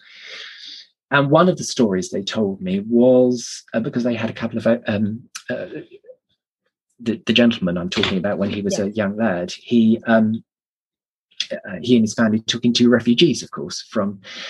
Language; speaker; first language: English; native; English